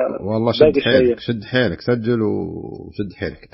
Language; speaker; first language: Arabic; native; Arabic